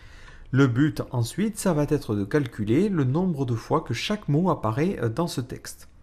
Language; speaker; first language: French; native; French